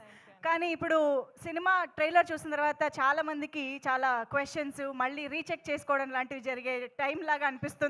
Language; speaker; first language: Telugu; native; Telugu